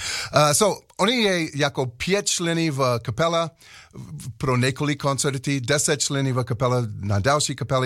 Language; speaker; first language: Czech; non-native, learner; English